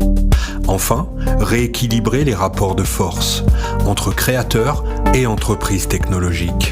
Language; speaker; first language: French; native; French